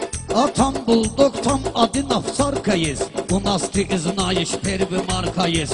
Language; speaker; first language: Russian; non-native, learner; Talysh